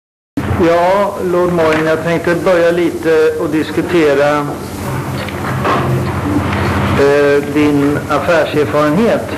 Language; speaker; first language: Swedish; native; Swedish